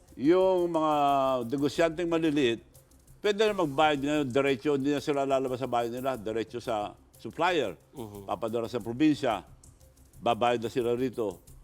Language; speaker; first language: Filipino; non-native, local second language; Iloko